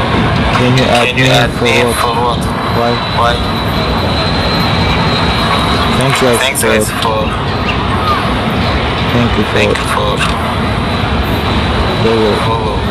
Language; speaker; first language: English; non-native, learner; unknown